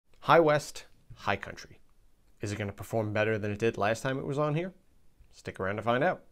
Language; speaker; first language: English; native; English